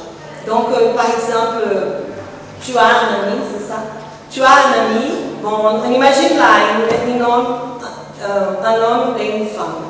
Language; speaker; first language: French; non-native, fluent; Portuguese